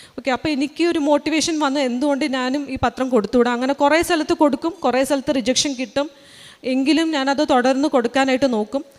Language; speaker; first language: Malayalam; early bilingual, heritage; Malayalam